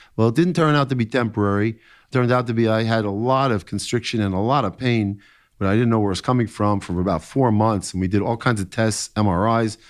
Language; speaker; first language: English; native; English